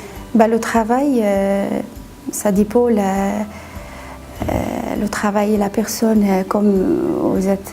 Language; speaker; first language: French; non-native, learner; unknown